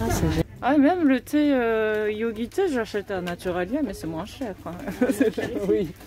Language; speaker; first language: French; non-native, fluent; Japanese